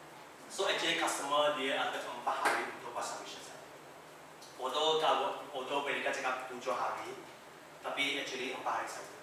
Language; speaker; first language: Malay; non-native, local second language; Chinese